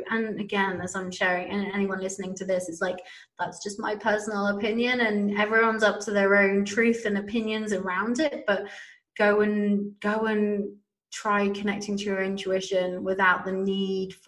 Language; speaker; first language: English; native; English